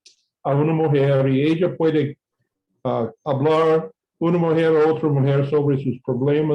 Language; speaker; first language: Spanish; non-native, fluent; English